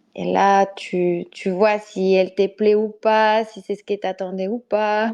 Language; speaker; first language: French; non-native, fluent; Spanish